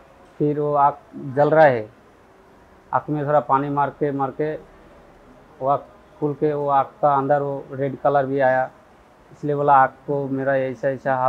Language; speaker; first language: Hindi; non-native, local second language; Bangla